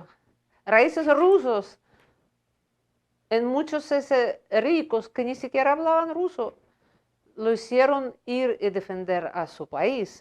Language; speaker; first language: Spanish; non-native, fluent; Russian